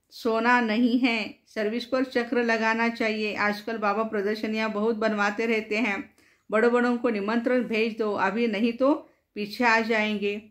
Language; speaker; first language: Hindi; non-native, local second language; Marathi